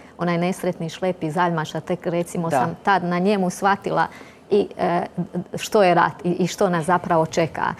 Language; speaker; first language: Croatian; native; Croatian